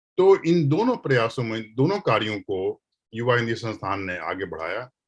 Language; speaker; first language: Hindi; native; Hindi